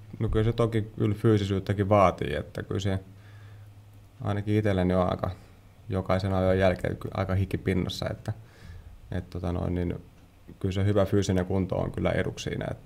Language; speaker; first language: Finnish; native; Finnish